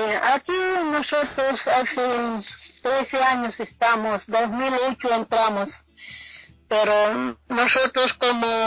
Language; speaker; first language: Spanish; non-native, local second language; Quechua